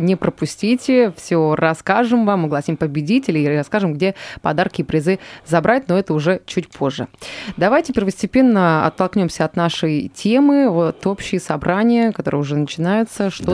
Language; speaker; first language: Russian; native; Russian